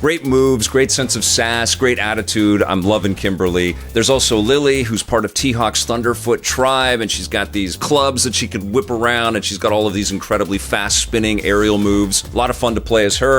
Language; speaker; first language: English; native; English